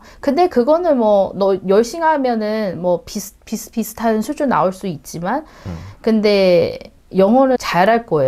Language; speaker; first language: Korean; non-native, learner; Chinese